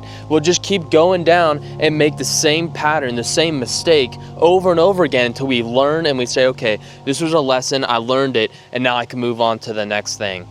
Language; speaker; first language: English; native; English